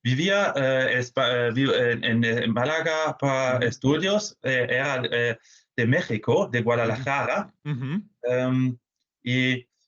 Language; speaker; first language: Spanish; non-native, fluent; German